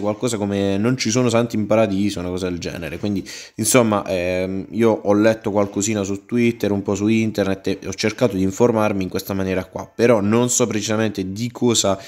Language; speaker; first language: Italian; native; Italian